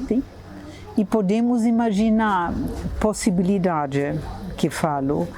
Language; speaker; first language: Portuguese; non-native, fluent; German